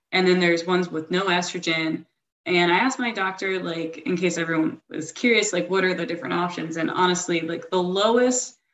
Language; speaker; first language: English; native; English